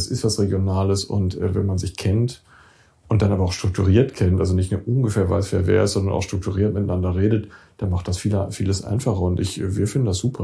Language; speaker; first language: German; native; German